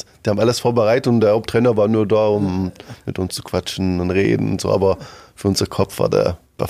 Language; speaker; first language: German; non-native, fluent; French